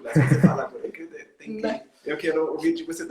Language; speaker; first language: Portuguese; non-native, learner; German